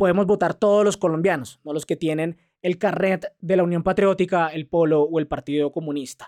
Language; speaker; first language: Spanish; native; Spanish